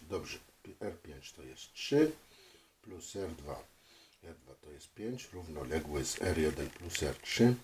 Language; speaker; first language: Polish; non-native, fluent; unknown